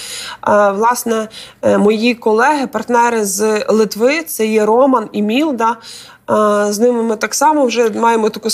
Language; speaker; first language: Ukrainian; native; Ukrainian